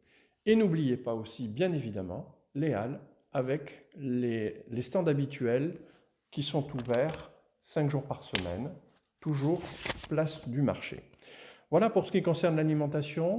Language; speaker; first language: French; native; French